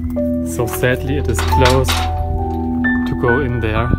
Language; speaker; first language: English; non-native, fluent; German